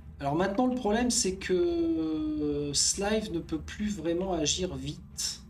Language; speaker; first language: French; native; French